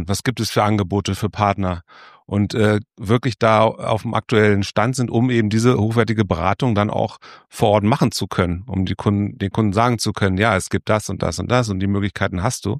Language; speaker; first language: German; native; German